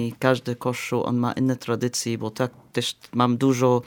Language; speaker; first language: Polish; non-native, fluent; Arabic